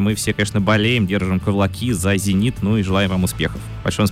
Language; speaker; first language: Russian; native; Russian